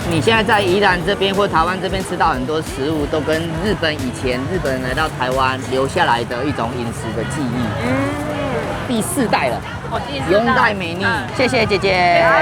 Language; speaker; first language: Chinese; native; Chinese